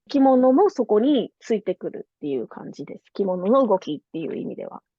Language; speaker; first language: Japanese; native; Japanese